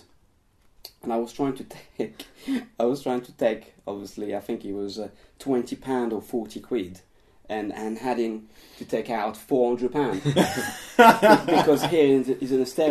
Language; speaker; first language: English; non-native, fluent; French